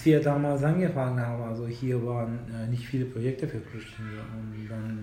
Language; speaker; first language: German; non-native, fluent; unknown